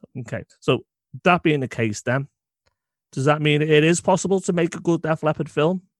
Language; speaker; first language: English; native; English